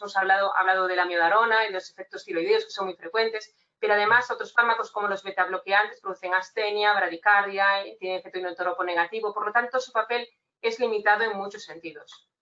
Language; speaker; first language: Spanish; native; Spanish